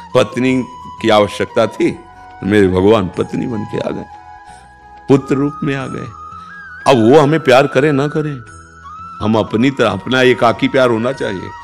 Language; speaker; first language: Hindi; native; Hindi